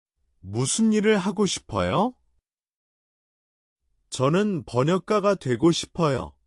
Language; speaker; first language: Korean; non-native, learner; Chinese